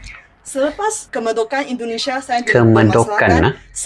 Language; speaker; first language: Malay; non-native, local second language; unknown